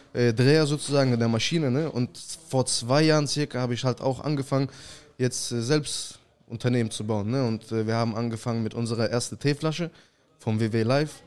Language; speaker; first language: German; early bilingual, other home language; Russian